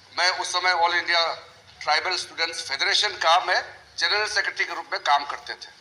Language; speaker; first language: Hindi; non-native, local second language; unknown